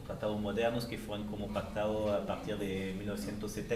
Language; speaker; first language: Spanish; native; Spanish